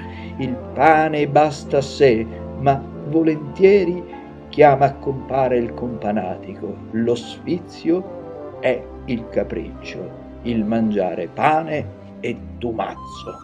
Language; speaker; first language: Italian; native; Italian